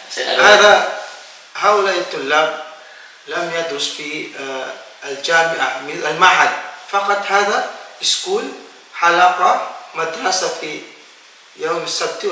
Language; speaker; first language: Arabic; non-native, fluent; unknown